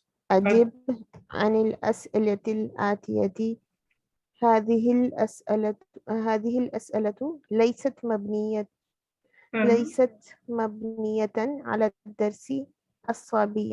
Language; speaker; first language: Arabic; non-native, learner; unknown